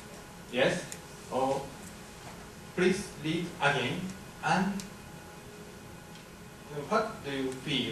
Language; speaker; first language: English; non-native, learner; Japanese